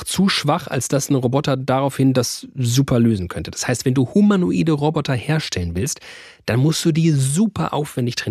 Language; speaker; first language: German; native; German